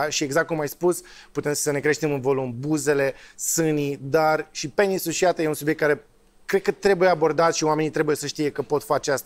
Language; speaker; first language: Romanian; native; Romanian